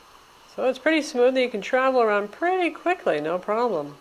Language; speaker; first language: English; native; English